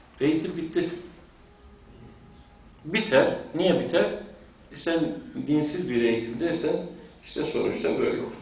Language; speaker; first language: Turkish; native; Turkish